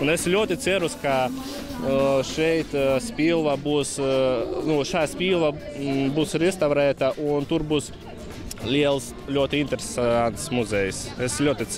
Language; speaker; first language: Latvian; non-native, local second language; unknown